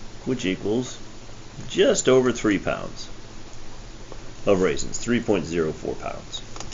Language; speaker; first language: English; native; English